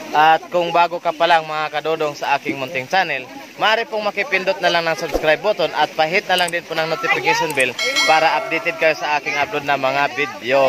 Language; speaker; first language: Filipino; non-native, local second language; Masbatenyo